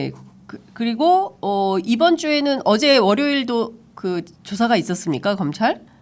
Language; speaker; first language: Korean; native; Korean